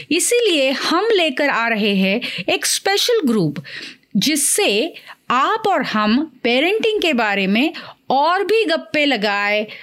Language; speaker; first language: Hindi; non-native, local second language; Marathi